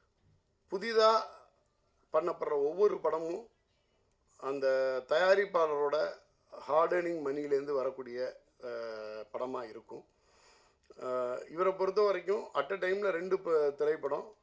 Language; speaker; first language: Tamil; native; Tamil